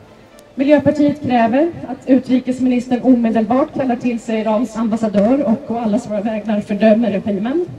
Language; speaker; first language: Swedish; native; Swedish